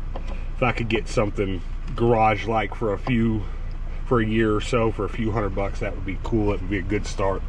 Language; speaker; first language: English; native; English